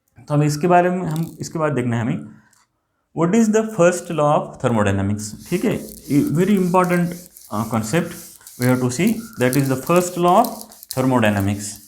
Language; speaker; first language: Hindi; non-native, local second language; Marathi